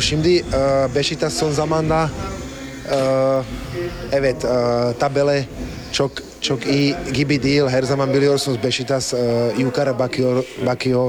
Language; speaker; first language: Turkish; non-native, learner; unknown